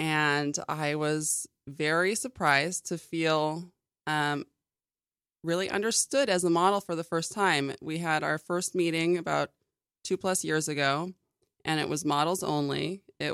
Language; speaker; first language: English; native; English